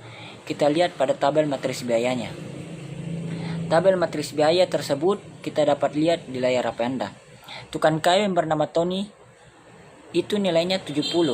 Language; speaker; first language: Indonesian; native; Indonesian